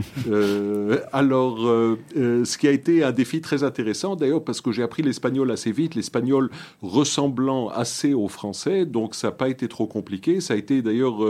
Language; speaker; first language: French; early bilingual, other home language; Hebrew